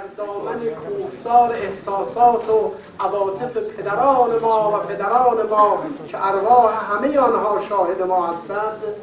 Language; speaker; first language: Persian; native; Persian